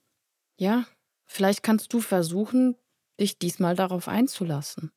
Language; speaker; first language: German; native; German